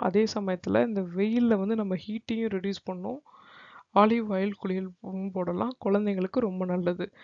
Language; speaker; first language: Tamil; native; Tamil